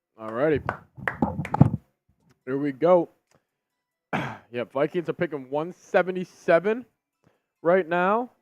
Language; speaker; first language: English; native; English